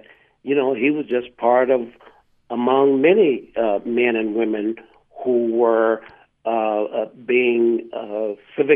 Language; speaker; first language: English; native; English